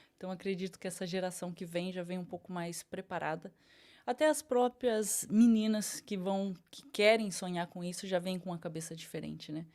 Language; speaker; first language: Portuguese; native; Portuguese